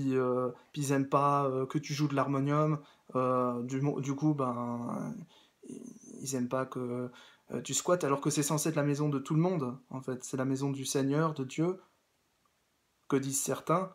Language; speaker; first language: French; native; French